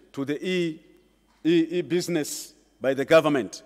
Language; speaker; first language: English; non-native, local second language; Swahili